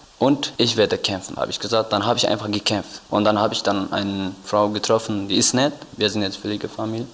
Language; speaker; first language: German; non-native, learner; Tigrinya